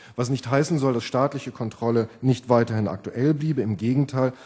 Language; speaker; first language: German; native; German